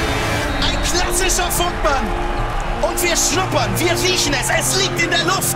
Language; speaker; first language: German; native; German